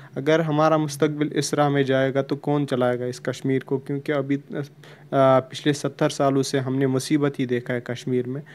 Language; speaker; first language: Hindi; non-native, local second language; Kashmiri